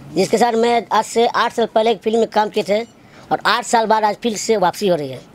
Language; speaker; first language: Hindi; native; Hindi